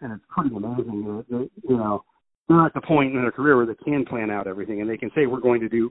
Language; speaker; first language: English; native; English